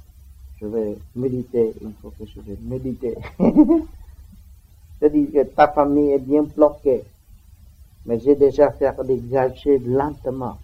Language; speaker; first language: French; non-native, learner; Vietnamese